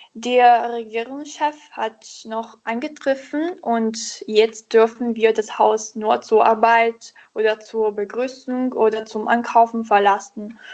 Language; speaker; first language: German; non-native, learner; Italian